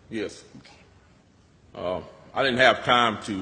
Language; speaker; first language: English; native; English